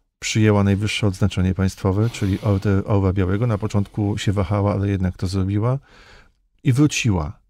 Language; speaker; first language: Polish; native; Polish